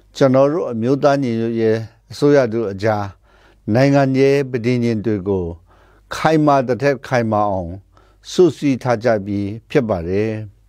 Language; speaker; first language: Burmese; non-native, local second language; Kachin